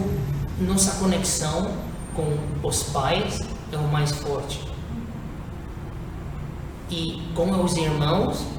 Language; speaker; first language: Portuguese; non-native, fluent; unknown